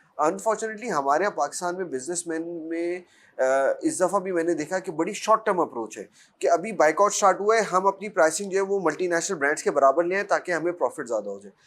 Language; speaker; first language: Urdu; native; Urdu